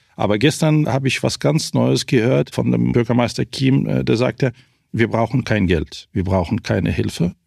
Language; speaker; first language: German; non-native, fluent; Ukrainian